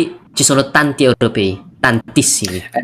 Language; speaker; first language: Italian; non-native, learner; Indonesian